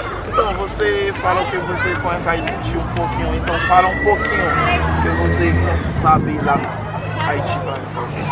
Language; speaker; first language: Portuguese; non-native, learner; Haitian Creole